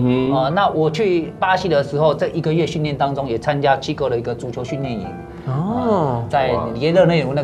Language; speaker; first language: Chinese; native; Chinese